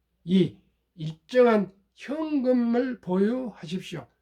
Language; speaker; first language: Korean; native; Korean